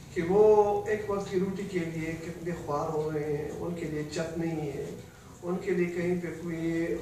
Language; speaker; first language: Urdu; non-native, local second language; Pashto